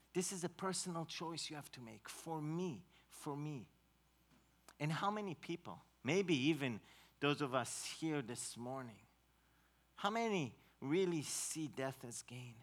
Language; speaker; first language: English; non-native, fluent; Hebrew